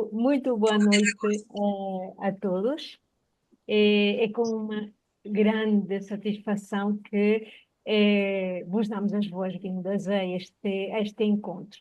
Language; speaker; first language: Portuguese; early bilingual, heritage; Portuguese